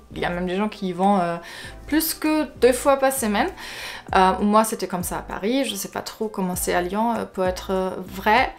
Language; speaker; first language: French; non-native, fluent; German